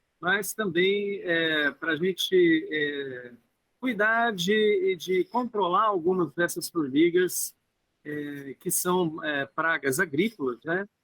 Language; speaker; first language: Portuguese; native; Portuguese